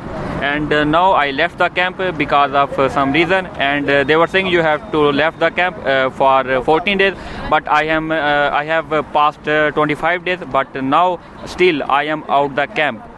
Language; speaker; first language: English; non-native, learner; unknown